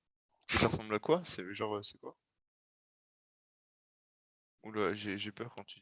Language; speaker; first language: French; native; French